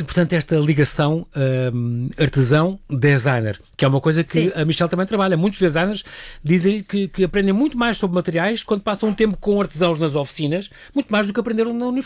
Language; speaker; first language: Portuguese; native; Portuguese